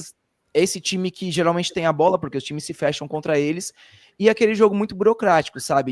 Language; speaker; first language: Portuguese; native; Portuguese